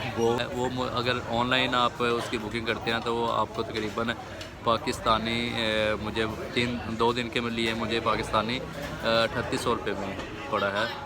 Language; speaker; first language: Urdu; non-native, local second language; Punjabi